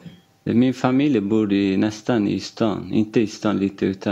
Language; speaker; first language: Swedish; non-native, fluent; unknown